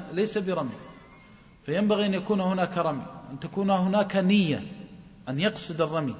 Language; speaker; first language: Arabic; native; Arabic